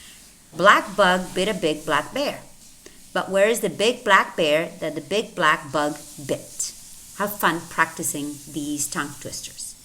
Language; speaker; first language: English; non-native, fluent; Spanish